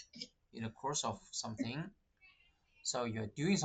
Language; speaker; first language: English; non-native, fluent; Chinese